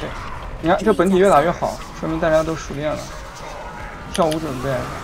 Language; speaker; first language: Chinese; native; Chinese